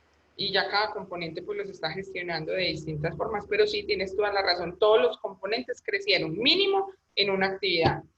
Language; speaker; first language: Spanish; native; Spanish